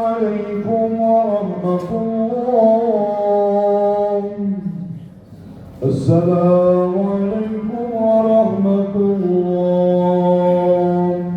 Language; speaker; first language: Indonesian; native; Indonesian